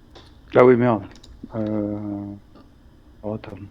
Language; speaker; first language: French; native; French